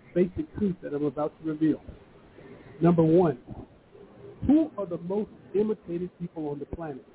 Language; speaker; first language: English; early bilingual, other home language; Yoruba